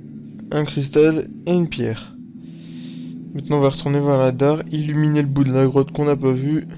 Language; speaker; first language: French; native; French